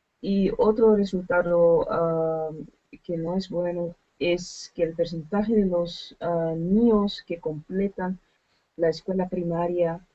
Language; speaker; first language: Spanish; non-native, learner; Dutch